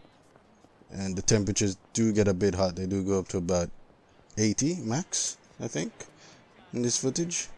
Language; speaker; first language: English; native; English